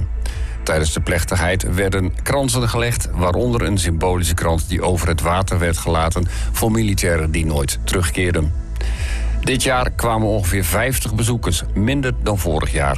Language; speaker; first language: Dutch; native; Dutch